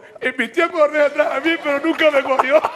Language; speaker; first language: Spanish; native; Spanish